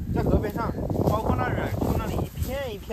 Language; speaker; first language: Chinese; native; Chinese